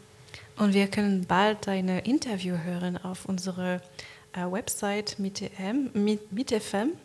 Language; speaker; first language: German; non-native, learner; French